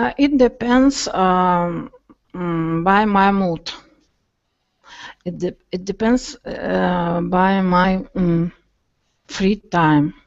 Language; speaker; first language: English; non-native, learner; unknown